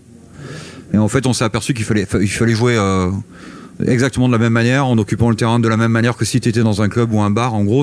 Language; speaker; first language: French; native; French